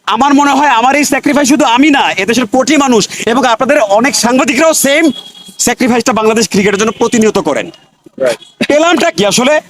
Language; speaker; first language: Bangla; native; Bangla